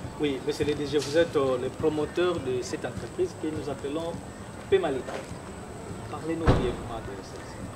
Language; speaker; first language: French; non-native, local second language; Lingala